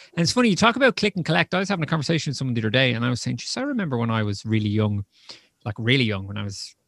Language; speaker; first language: English; native; English